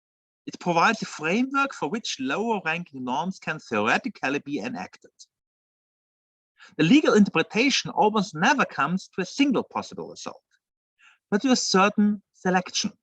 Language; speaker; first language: English; non-native, fluent; German